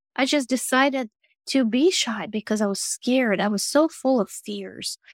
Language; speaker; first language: English; non-native, fluent; Russian